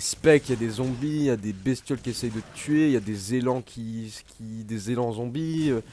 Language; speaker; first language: French; native; French